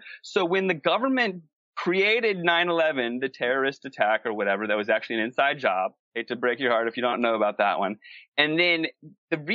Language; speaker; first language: English; native; English